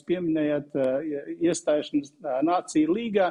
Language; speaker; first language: Latvian; non-native, fluent; Uzbek